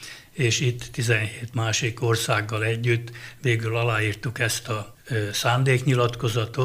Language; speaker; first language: Hungarian; native; Hungarian